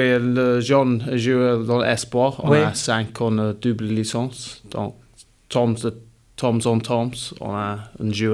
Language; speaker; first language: French; non-native, learner; English